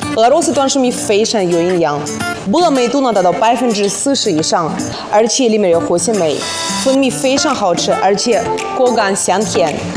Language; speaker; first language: Chinese; non-native, fluent; Russian